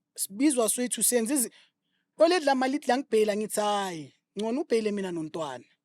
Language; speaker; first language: Zulu; non-native, local second language; Southern Sotho